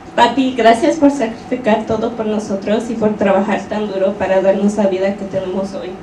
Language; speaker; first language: Spanish; early bilingual, heritage; Spanish